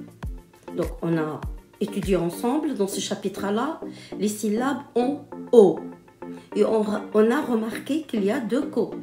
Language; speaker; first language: French; non-native, local second language; Arabic